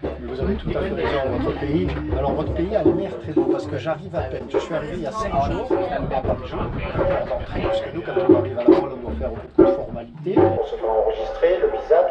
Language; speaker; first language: French; native; French